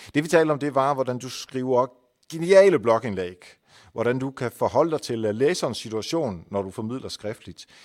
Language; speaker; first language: Danish; non-native, fluent; Dutch